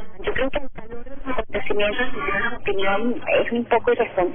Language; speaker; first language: Spanish; native; Spanish